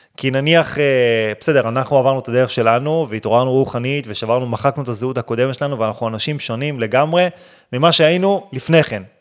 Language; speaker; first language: Hebrew; native; Hebrew